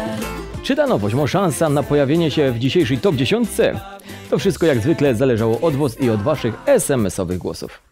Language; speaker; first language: Polish; native; Polish